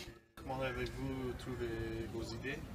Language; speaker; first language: French; non-native, learner; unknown